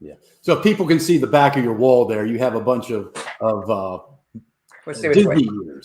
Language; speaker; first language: English; native; English